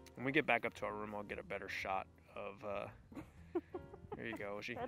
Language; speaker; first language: English; native; English